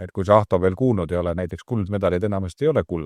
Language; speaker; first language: Estonian; native; Estonian